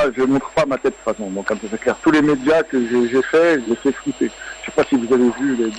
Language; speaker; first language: French; early bilingual, other home language; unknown